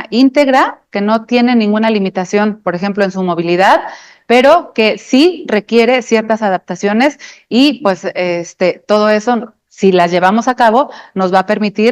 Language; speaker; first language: Spanish; native; Spanish